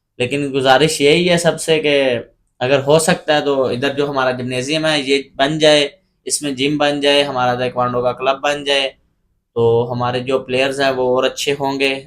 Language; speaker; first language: Urdu; non-native, local second language; Punjabi